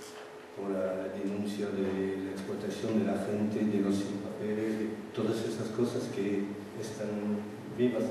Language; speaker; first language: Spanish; non-native, fluent; French